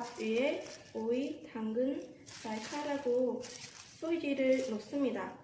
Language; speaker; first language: Korean; non-native, learner; Vietnamese